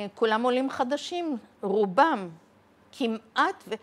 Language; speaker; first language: Hebrew; early bilingual, other home language; Arabic